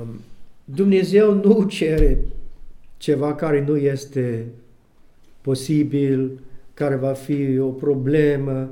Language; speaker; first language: Romanian; non-native, learner; English